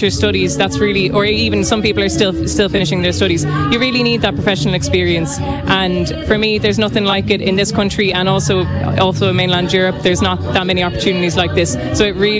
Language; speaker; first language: English; native; English